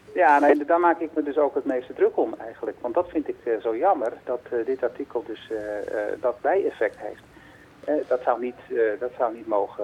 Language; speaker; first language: Dutch; native; Dutch